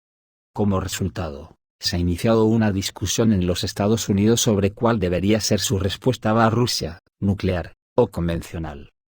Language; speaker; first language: Spanish; native; Spanish